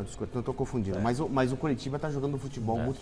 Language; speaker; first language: Portuguese; native; Portuguese